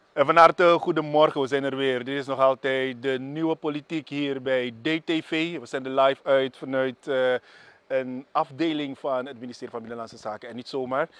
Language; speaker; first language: Dutch; native; Dutch